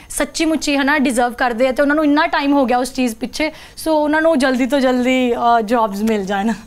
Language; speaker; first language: Punjabi; native; Punjabi